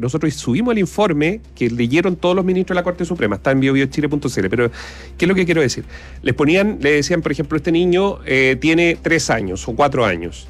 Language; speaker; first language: Spanish; native; Spanish